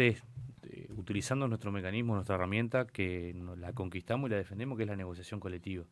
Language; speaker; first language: Spanish; native; Spanish